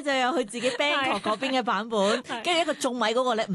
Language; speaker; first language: Cantonese; native; Cantonese